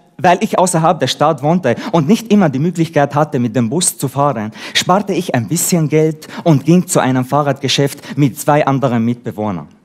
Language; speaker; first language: German; non-native, fluent; Arabic